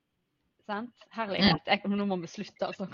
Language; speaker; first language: Norwegian; native; Norwegian